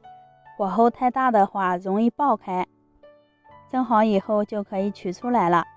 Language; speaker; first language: Chinese; native; Chinese